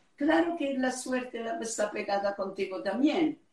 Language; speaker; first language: Spanish; non-native, fluent; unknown